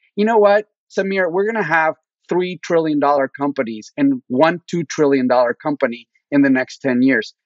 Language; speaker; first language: English; early bilingual, other home language; Spanish